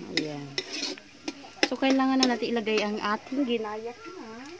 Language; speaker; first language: Filipino; non-native, local second language; Bikol